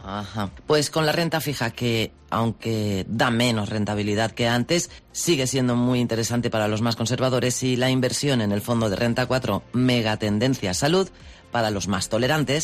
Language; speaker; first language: Spanish; native; Spanish